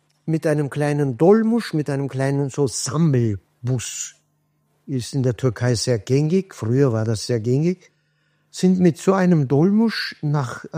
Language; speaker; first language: German; non-native, fluent; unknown